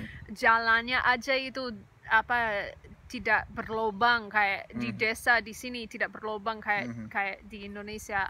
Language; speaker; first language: Indonesian; non-native, fluent; English